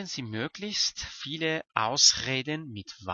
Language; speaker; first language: German; non-native, fluent; Persian